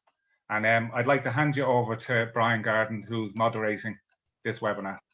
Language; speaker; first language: English; native; English